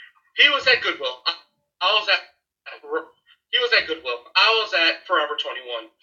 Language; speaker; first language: English; native; English